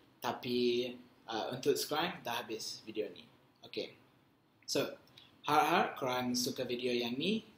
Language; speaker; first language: Malay; non-native, learner; English